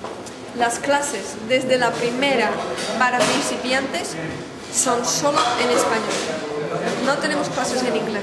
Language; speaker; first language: Spanish; non-native, fluent; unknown